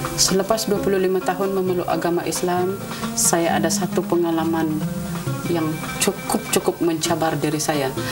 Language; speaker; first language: Malay; non-native, local second language; Central Dusun